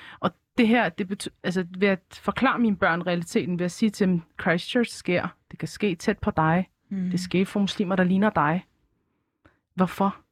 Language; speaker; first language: Danish; early bilingual, other home language; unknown